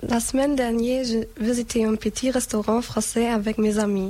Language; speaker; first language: French; non-native, learner; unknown